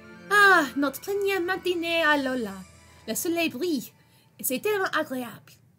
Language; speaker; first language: French; non-native, fluent; English